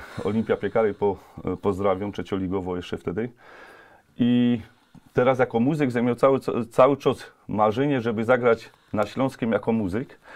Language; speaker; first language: Polish; native; Polish